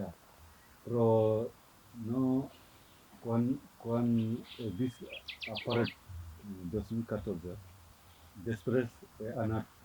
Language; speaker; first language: Catalan; non-native, learner; Fula